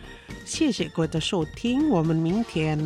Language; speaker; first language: Chinese; non-native, fluent; Indonesian